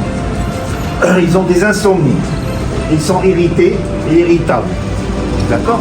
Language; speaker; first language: French; non-native, local second language; Arabic